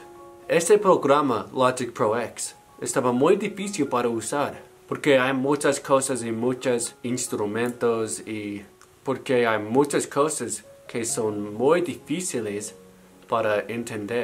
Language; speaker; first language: Spanish; non-native, learner; English